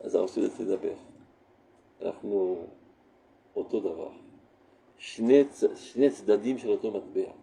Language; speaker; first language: Hebrew; non-native, fluent; French